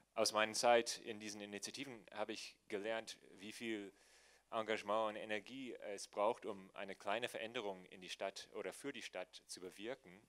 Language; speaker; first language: German; non-native, fluent; English